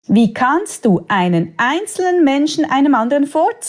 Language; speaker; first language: German; native; German